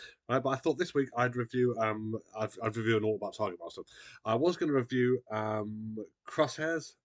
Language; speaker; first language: English; native; English